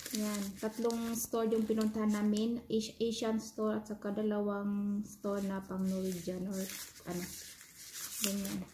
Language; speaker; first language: Filipino; non-native, local second language; Cebuano